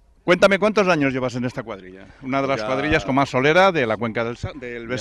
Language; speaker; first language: Spanish; native; Spanish